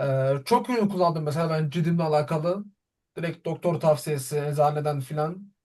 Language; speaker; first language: Turkish; native; Turkish